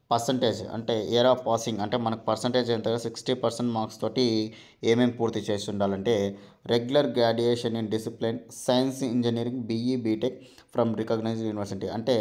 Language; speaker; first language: Telugu; native; Telugu